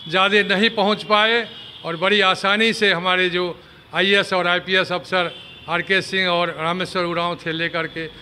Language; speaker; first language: Hindi; native; Hindi